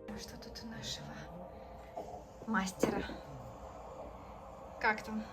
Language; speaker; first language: Russian; native; Russian